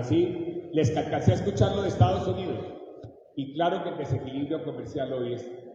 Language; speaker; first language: Spanish; native; Spanish